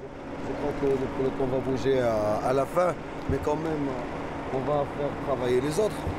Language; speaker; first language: French; non-native, local second language; Arabic